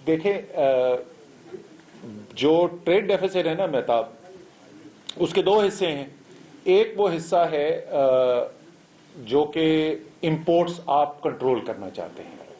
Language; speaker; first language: Urdu; native; Urdu